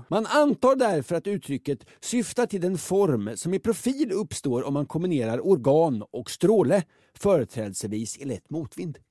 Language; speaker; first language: Swedish; native; Swedish